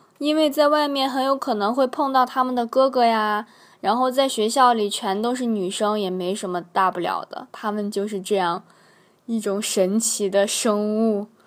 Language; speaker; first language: Chinese; native; Chinese